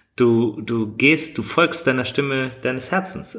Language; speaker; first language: German; native; German